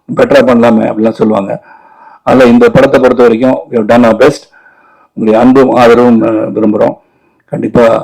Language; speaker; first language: Tamil; native; Tamil